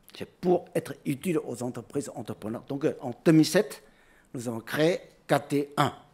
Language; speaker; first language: French; non-native, fluent; Chinese